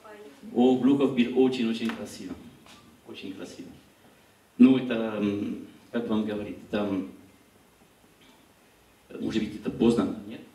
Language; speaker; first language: Russian; non-native, learner; French